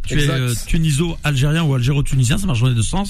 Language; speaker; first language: French; native; French